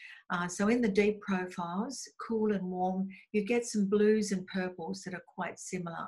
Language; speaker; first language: English; native; English